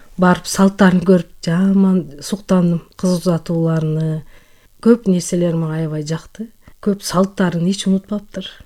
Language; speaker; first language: Kyrgyz; non-native, local second language; Turkish